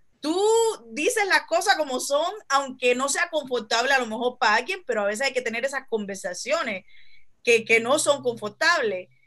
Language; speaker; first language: Spanish; early bilingual, heritage; Spanish